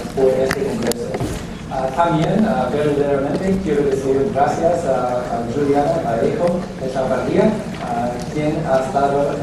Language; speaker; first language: Spanish; non-native, learner; English